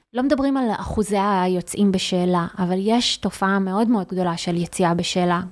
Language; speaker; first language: Hebrew; native; Hebrew